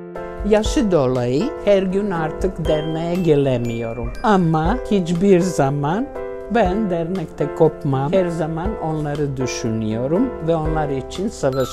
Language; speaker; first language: Turkish; non-native, fluent; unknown